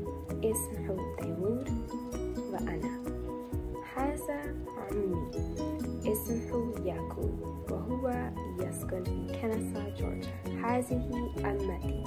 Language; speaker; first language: Arabic; non-native, learner; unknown